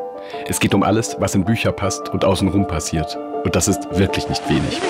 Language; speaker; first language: German; native; German